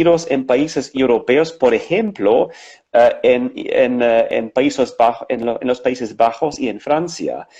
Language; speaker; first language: Spanish; non-native, fluent; German